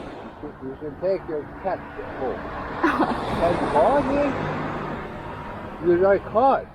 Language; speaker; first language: English; non-native, learner; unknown